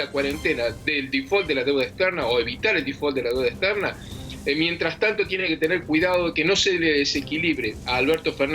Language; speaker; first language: Spanish; native; Spanish